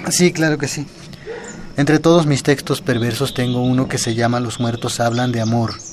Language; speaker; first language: Spanish; non-native, local second language; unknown